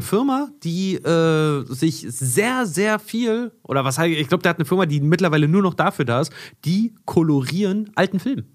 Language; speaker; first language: German; native; German